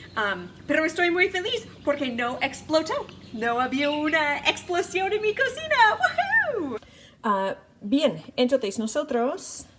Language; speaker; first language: Spanish; non-native, fluent; English